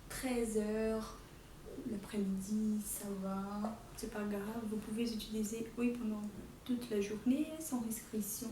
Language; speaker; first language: French; non-native, fluent; Portuguese